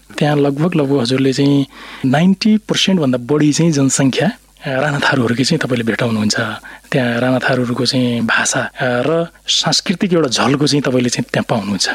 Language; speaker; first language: Nepali; non-native, local second language; Rana Tharu